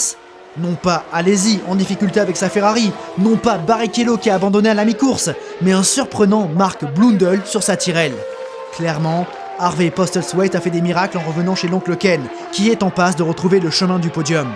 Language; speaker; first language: French; native; French